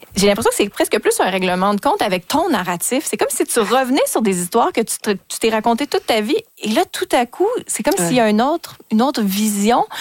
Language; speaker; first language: French; native; French